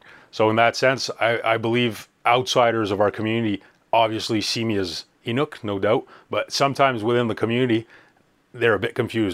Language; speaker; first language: English; native; English